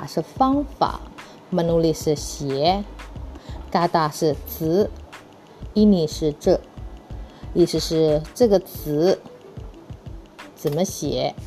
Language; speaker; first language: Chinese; early bilingual, heritage; Chinese